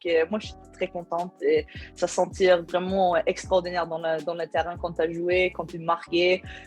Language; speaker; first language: French; non-native, learner; Swedish